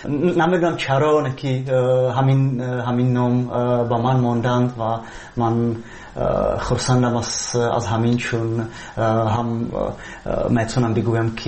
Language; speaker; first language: Persian; non-native, fluent; Czech